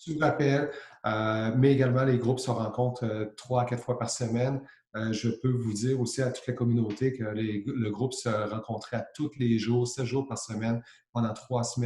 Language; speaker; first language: French; native; French